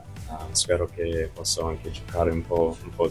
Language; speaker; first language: Italian; non-native, fluent; English